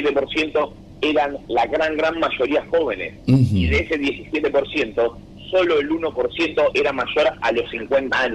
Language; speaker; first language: Spanish; native; Spanish